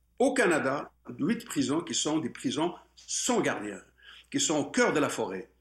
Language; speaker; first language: French; non-native, local second language; Arabic